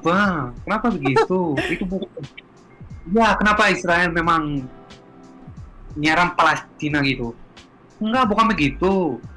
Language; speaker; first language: Indonesian; non-native, fluent; Hebrew